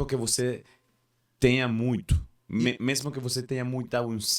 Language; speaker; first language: Portuguese; non-native, learner; Spanish